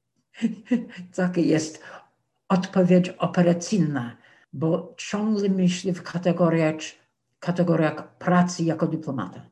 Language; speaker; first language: Polish; non-native, fluent; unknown